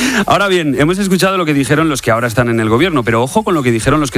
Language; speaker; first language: Spanish; native; Spanish